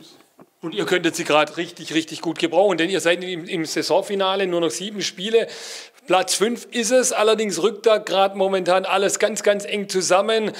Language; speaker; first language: German; native; German